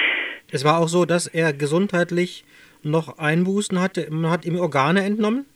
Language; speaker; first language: German; native; German